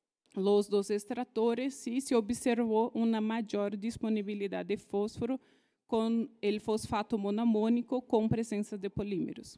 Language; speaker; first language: Spanish; non-native, fluent; Portuguese